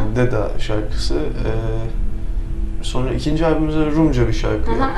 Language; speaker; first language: Turkish; non-native, local second language; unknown